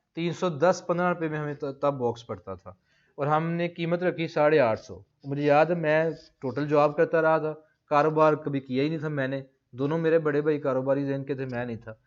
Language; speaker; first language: Urdu; non-native, local second language; Punjabi